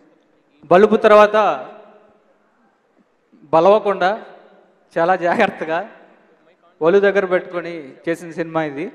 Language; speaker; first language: Telugu; native; Telugu